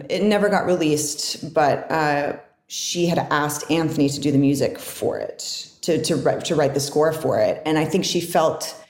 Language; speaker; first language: English; native; English